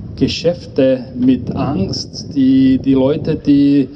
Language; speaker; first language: German; non-native, learner; Czech